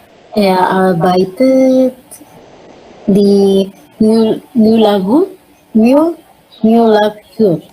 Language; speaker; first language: German; non-native, learner; Indonesian